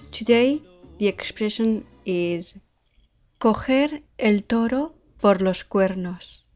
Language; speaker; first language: Spanish; native; Spanish